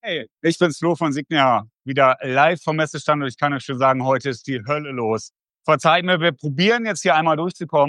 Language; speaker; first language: German; native; German